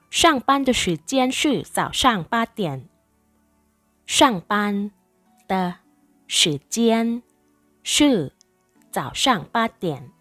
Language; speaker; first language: Chinese; non-native, fluent; Thai